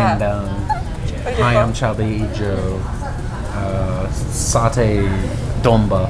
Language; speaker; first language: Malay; non-native, learner; English